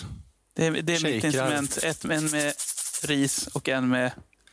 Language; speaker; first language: Swedish; native; Swedish